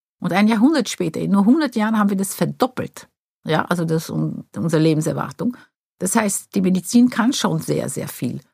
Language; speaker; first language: German; non-native, fluent; Portuguese